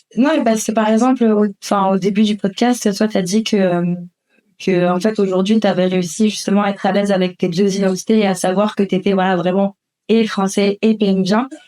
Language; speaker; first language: French; early bilingual, other home language; Spanish